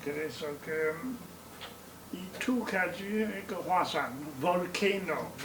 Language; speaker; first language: Korean; non-native, learner; English